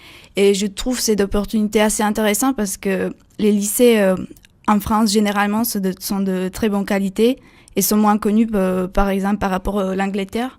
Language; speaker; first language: French; non-native, fluent; Slovak